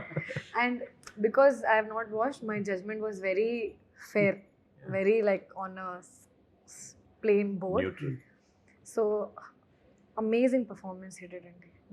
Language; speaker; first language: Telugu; non-native, fluent; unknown